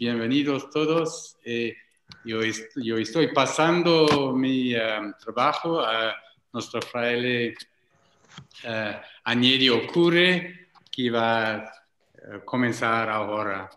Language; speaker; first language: Spanish; non-native, learner; English